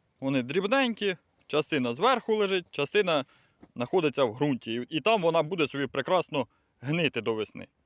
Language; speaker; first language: Ukrainian; native; Ukrainian